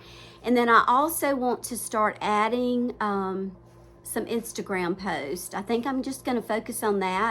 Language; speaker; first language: English; native; English